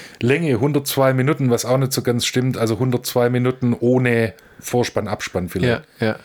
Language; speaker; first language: German; native; German